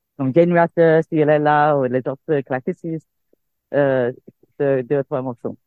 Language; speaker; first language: French; non-native, fluent; English